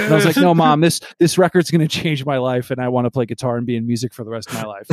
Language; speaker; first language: English; native; English